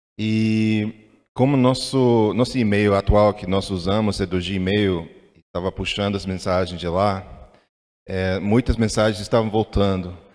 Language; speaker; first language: Portuguese; non-native, fluent; English